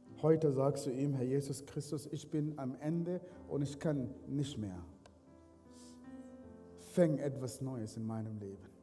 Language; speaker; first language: German; non-native, fluent; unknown